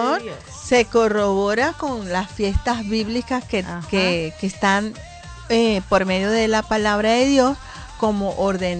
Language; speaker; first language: Spanish; native; Spanish